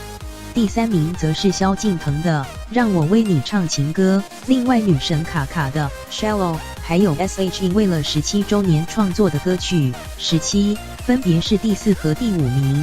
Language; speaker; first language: Chinese; native; Chinese